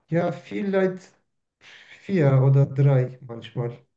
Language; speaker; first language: German; non-native, learner; Turkish